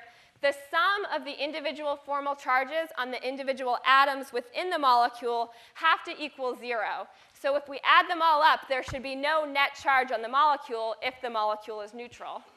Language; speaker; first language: English; native; English